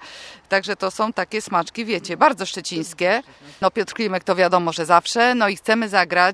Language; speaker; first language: Polish; native; Polish